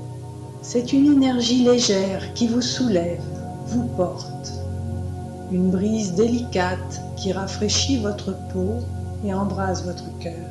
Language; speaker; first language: French; native; French